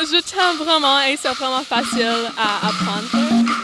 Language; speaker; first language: French; non-native, local second language; English